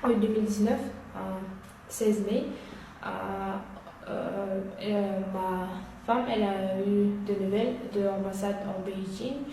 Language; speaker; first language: French; non-native, learner; Uyghur